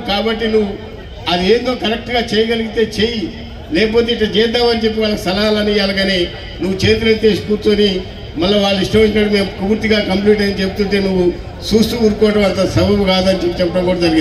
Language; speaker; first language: Telugu; native; Telugu